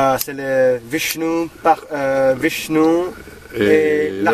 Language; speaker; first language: French; non-native, learner; Nepali